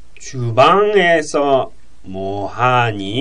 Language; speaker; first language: Korean; non-native, fluent; Japanese